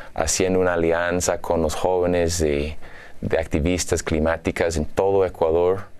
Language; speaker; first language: Spanish; non-native, fluent; English